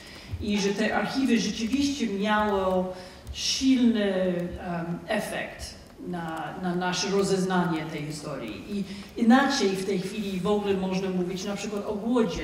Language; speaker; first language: Polish; non-native, fluent; English